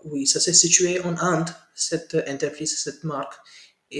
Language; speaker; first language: French; non-native, learner; Hindi